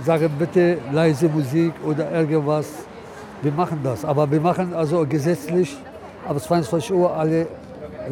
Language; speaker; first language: German; non-native, fluent; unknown